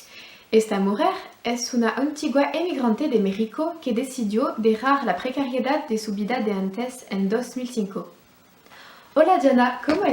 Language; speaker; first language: Spanish; non-native, learner; French